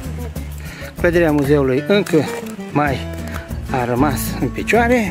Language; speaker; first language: Romanian; native; Romanian